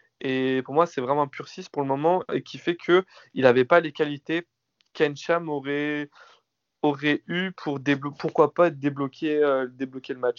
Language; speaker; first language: French; native; French